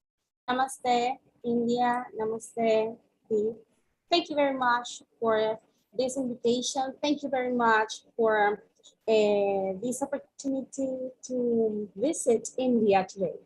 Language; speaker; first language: English; non-native, fluent; Spanish